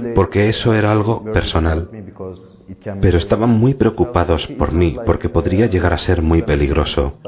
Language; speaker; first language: Spanish; non-native, fluent; Turkish